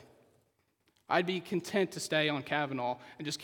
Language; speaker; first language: English; native; English